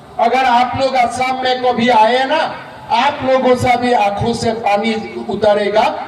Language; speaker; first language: Hindi; non-native, local second language; Assamese